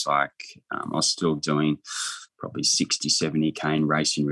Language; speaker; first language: English; native; English